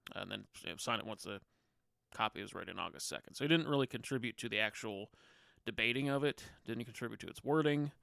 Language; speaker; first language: English; native; English